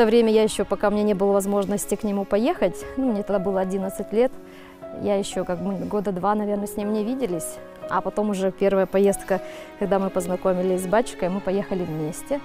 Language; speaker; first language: Russian; native; Russian